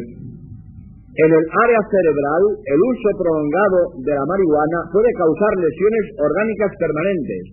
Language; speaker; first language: Spanish; native; Spanish